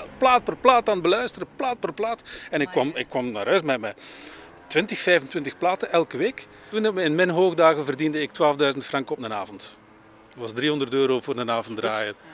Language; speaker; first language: Dutch; native; Dutch